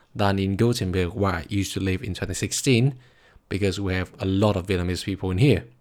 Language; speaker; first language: English; non-native, fluent; Vietnamese